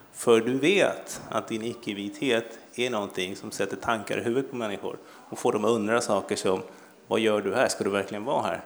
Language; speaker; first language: Swedish; early bilingual, other home language; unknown